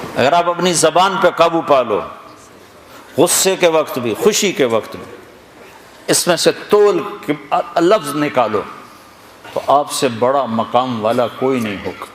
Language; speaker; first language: Urdu; non-native, local second language; Punjabi